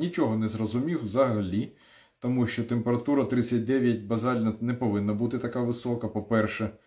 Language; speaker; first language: Ukrainian; non-native, local second language; Russian